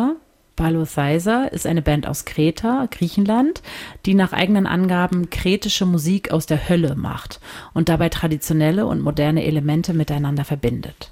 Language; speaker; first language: German; native; German